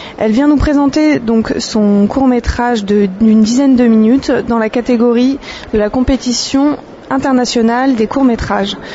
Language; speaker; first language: French; native; French